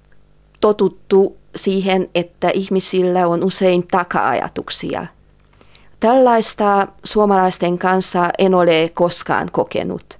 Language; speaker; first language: Finnish; non-native, fluent; Hungarian